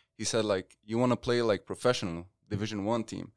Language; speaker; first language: English; non-native, fluent; Arabic